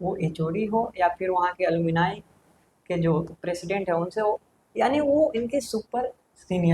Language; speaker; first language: Hindi; native; Hindi